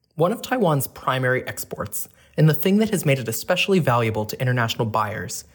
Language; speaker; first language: English; native; English